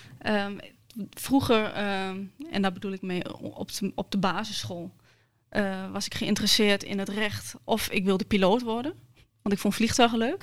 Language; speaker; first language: Dutch; native; Dutch